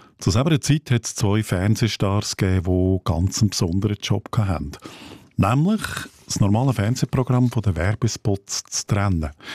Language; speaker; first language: German; native; German